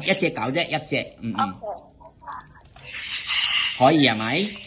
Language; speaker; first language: Cantonese; native; Cantonese